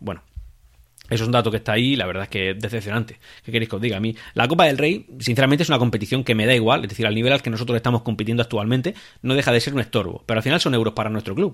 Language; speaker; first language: Spanish; native; Spanish